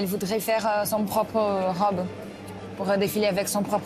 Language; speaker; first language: French; non-native, learner; Portuguese